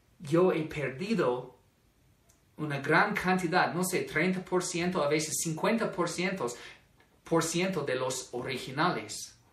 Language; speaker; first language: Spanish; non-native, fluent; English